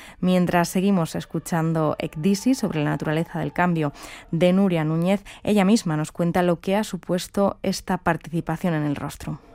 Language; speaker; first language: Spanish; native; Spanish